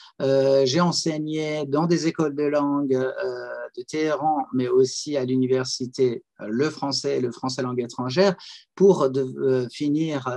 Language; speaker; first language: French; non-native, fluent; Persian